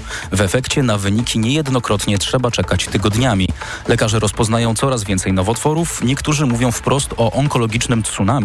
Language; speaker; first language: Polish; native; Polish